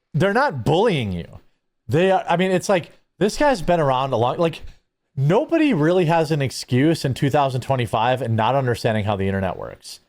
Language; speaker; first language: English; native; English